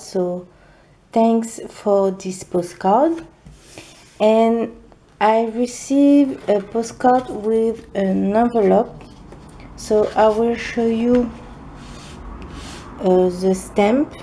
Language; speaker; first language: English; non-native, learner; French